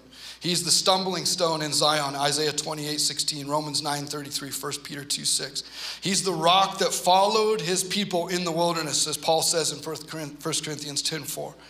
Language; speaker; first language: English; native; English